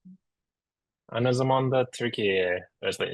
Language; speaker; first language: Turkish; non-native, learner; English